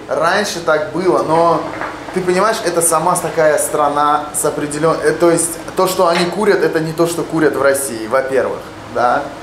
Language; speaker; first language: Russian; native; Russian